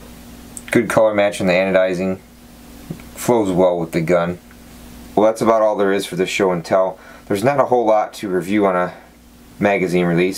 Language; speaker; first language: English; native; English